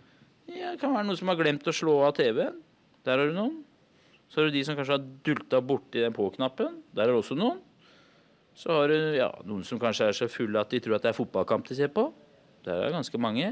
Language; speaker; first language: Norwegian; native; Norwegian